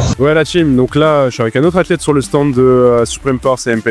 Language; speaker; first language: French; native; French